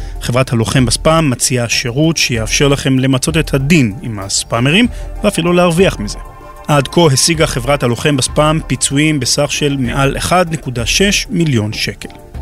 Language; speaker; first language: Hebrew; native; Hebrew